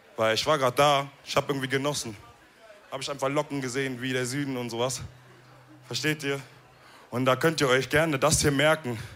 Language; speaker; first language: German; early bilingual, other home language; Wolof